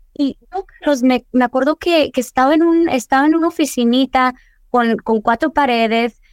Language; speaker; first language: Spanish; early bilingual, heritage; Spanish